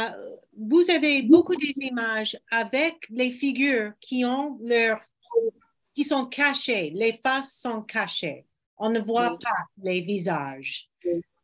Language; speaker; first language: French; non-native, fluent; English